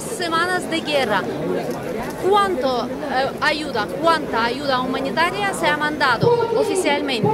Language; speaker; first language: Spanish; non-native, fluent; Ukrainian